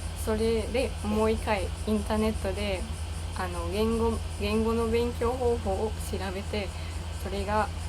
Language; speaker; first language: Japanese; non-native, learner; German